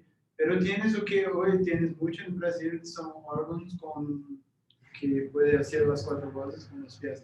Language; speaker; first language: Spanish; non-native, learner; Portuguese